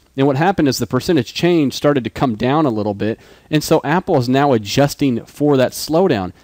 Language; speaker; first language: English; native; English